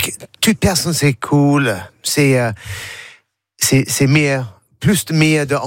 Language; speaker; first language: French; non-native, learner; English